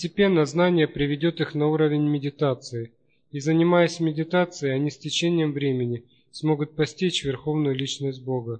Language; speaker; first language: Russian; native; Russian